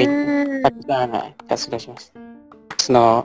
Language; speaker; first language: Japanese; non-native, learner; Malay